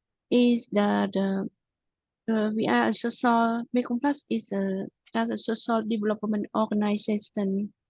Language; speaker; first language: English; non-native, local second language; Khmer